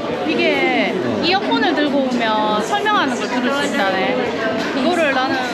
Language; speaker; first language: Korean; native; Korean